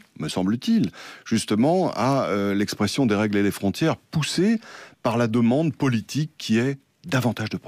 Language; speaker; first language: French; native; French